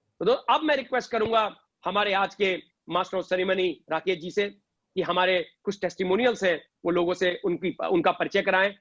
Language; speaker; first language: Hindi; native; Hindi